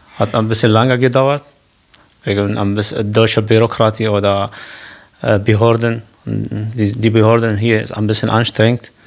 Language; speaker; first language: German; non-native, learner; Kurdish